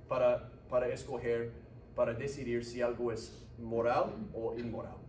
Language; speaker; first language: Spanish; non-native, fluent; English